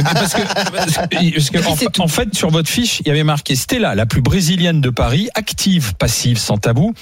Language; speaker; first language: French; native; French